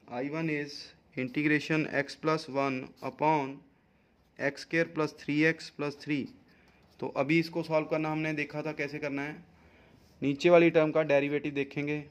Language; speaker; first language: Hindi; non-native, local second language; Punjabi